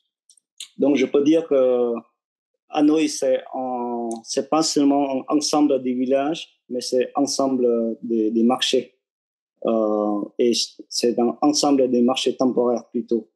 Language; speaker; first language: French; non-native, fluent; Vietnamese